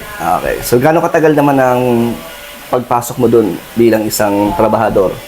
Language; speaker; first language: Filipino; native; Filipino